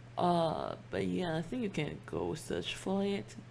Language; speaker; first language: English; non-native, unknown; Chinese